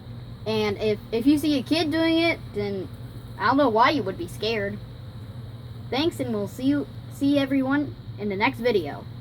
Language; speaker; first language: English; native; English